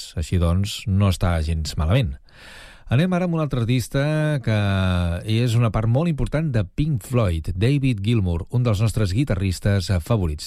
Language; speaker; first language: Catalan; native; Catalan